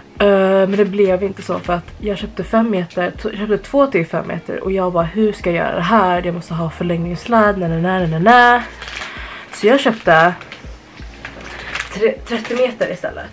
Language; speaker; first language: Swedish; early bilingual, other home language; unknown